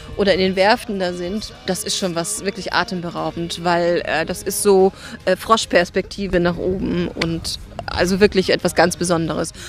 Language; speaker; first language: German; native; German